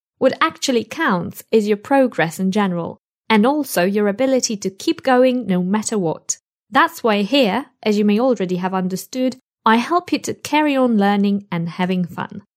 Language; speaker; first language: English; non-native, fluent; Polish